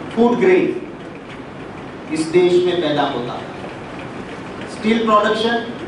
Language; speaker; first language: Hindi; non-native, local second language; Gujarati